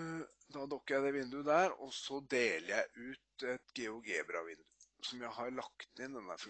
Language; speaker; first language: Norwegian; native; Norwegian